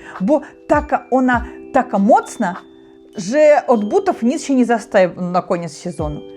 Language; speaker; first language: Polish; non-native, learner; Russian